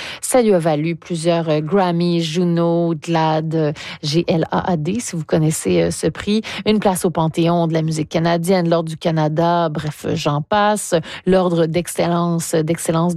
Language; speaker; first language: French; native; French